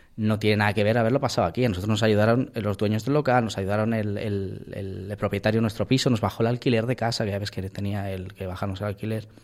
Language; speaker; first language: Spanish; native; Spanish